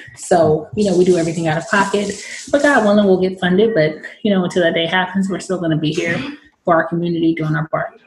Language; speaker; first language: English; native; English